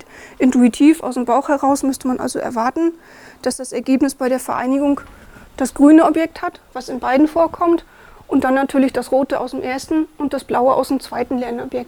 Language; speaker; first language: German; native; German